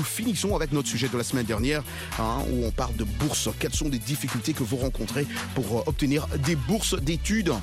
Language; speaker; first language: French; non-native, local second language; Lingala